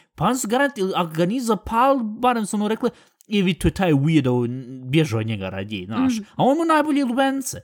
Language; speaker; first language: Bosnian; early bilingual, heritage; Bosnian